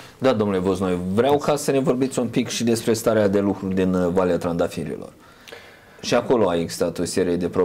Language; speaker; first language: Romanian; native; Romanian